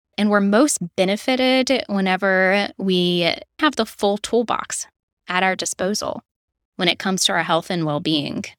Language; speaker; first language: English; native; English